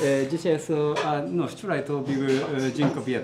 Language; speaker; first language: Polish; non-native, learner; Japanese